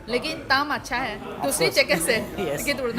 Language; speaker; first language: Hindi; non-native, fluent; Chinese